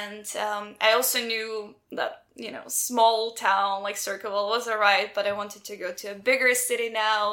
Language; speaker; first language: English; non-native, fluent; Russian